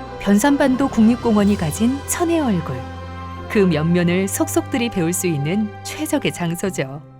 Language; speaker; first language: Korean; native; Korean